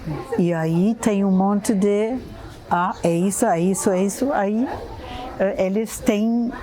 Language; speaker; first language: Portuguese; non-native, fluent; German